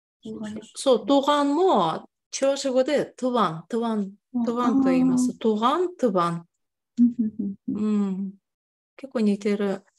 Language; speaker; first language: Japanese; non-native, fluent; Tatar